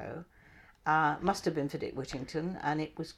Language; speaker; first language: English; native; English